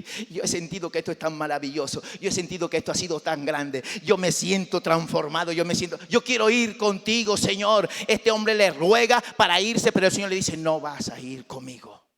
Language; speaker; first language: Spanish; native; Spanish